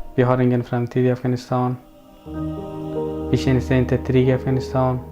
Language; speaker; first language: Swedish; non-native, learner; Persian